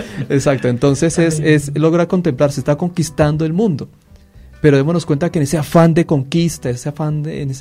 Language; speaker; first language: Spanish; native; Spanish